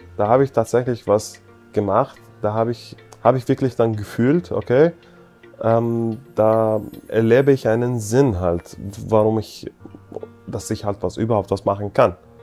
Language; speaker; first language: German; non-native, fluent; Arabic